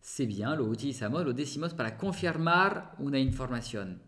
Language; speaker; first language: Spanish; non-native, fluent; French